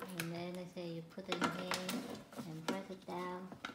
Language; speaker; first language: English; non-native, learner; Vietnamese